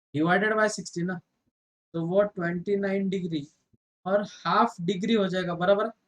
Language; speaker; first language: Hindi; non-native, local second language; Marathi